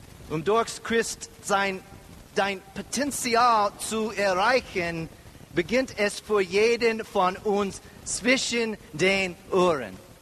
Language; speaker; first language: German; non-native, learner; English